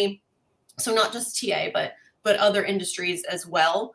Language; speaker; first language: English; native; English